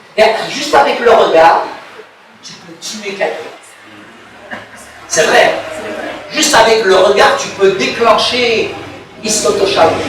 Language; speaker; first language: French; early bilingual, other home language; Arabic